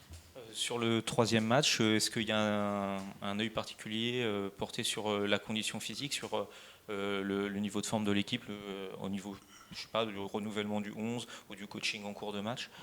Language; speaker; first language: French; native; French